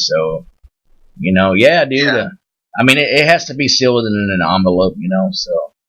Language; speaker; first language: English; native; English